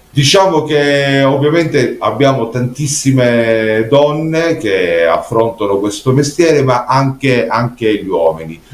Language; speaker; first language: Italian; native; Italian